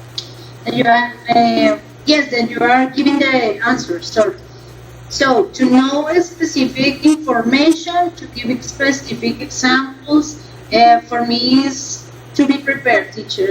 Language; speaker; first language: English; non-native, learner; Spanish